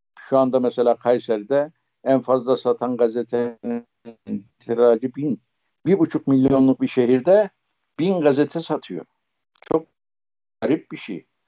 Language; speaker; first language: Turkish; native; Turkish